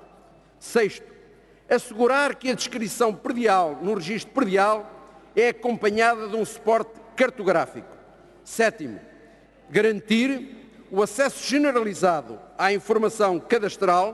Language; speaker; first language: Portuguese; native; Portuguese